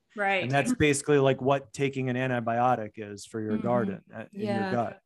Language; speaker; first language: English; native; English